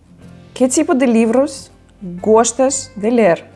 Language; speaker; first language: Portuguese; non-native, learner; Russian